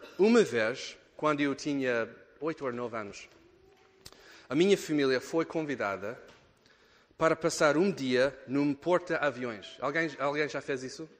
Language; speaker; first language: Portuguese; non-native, fluent; English